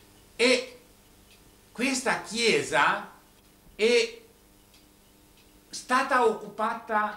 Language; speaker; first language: Italian; non-native, fluent; Romanian